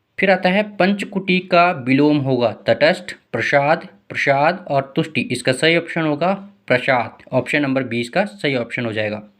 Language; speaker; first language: Hindi; native; Hindi